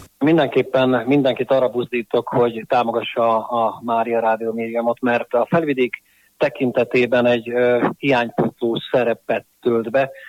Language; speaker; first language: Hungarian; native; Hungarian